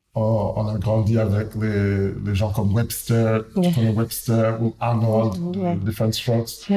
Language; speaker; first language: French; non-native, fluent; English